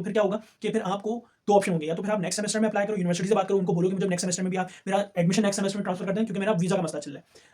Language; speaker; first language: Urdu; native; Urdu